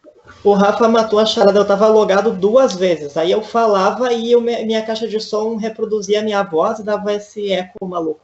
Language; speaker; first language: Portuguese; native; Portuguese